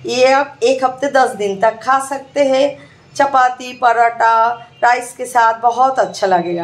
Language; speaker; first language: Hindi; non-native, local second language; Bangla